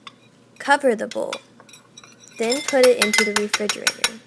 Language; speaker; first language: English; native; English